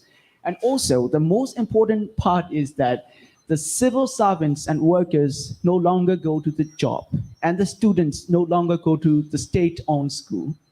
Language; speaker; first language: English; non-native, fluent; Burmese